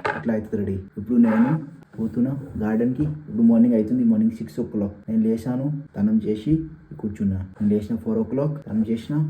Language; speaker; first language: Telugu; non-native, learner; Hindi